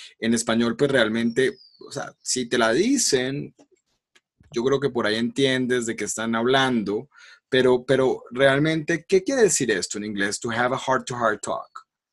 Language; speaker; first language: Spanish; native; Spanish